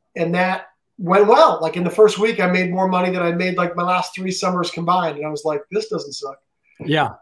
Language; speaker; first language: English; native; English